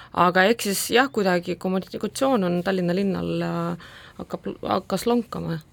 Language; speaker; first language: Estonian; non-native, local second language; Russian